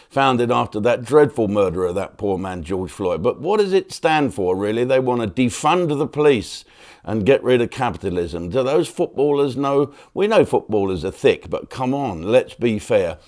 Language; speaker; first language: English; native; English